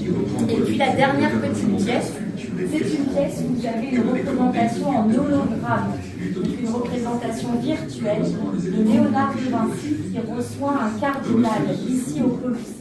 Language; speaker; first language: French; native; French